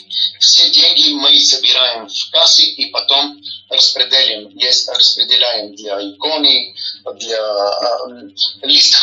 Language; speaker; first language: Russian; non-native, learner; Bulgarian